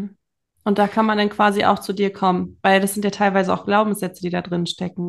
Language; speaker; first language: German; native; German